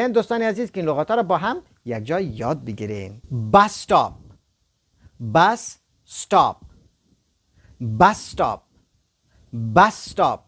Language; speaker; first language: Persian; non-native, local second language; Pashto